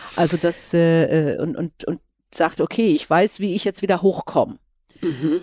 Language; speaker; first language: German; native; German